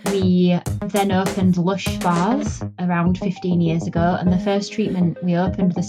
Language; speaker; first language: English; native; English